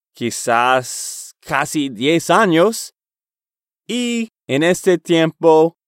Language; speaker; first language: Spanish; non-native, learner; English